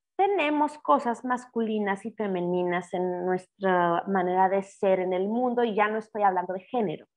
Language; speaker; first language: Spanish; native; Spanish